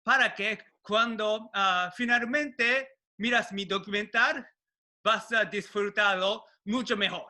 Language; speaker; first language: Spanish; non-native, learner; Japanese